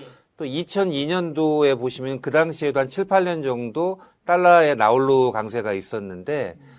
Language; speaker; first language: Korean; native; Korean